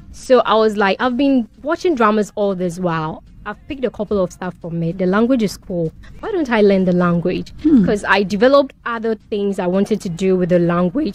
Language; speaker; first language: English; non-native, local second language; Akan